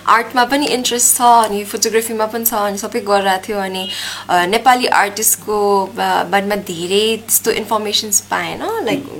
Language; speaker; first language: Nepali; native; Nepali